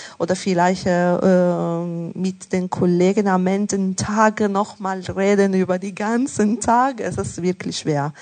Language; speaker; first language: German; non-native, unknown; Italian